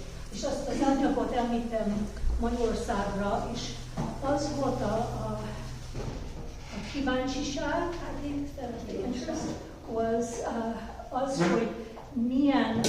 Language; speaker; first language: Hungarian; early bilingual, heritage; Hungarian